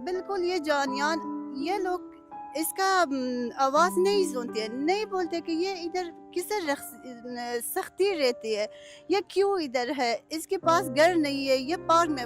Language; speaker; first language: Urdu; non-native, learner; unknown